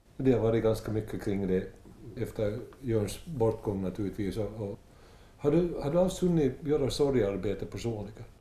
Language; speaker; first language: Swedish; native; Swedish